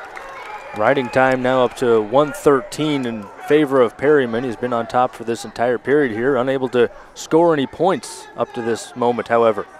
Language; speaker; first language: English; native; English